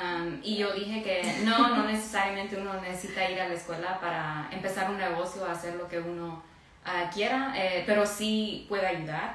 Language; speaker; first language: Spanish; early bilingual, heritage; Spanish